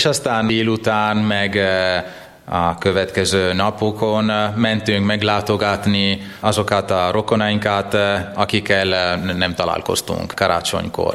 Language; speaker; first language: Hungarian; non-native, fluent; Italian